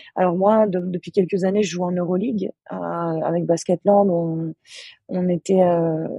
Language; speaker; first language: French; native; French